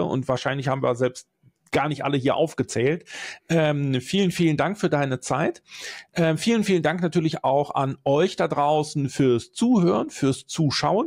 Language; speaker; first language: German; native; German